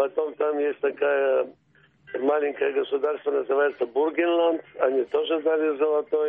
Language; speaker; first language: Russian; early bilingual, heritage; Russian